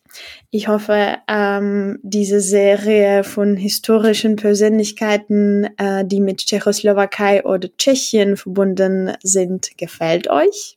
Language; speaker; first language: German; non-native, fluent; Czech